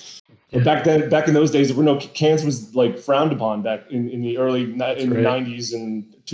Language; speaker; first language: English; native; English